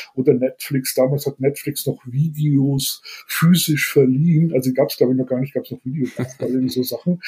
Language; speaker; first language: German; native; German